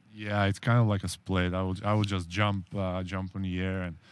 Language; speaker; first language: English; non-native, learner; Czech